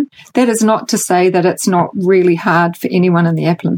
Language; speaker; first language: English; native; English